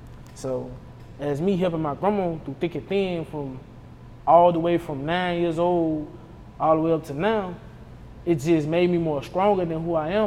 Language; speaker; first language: English; native; English